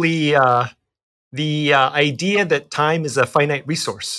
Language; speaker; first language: English; native; English